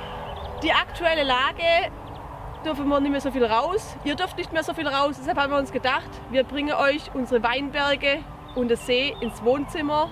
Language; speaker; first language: German; native; German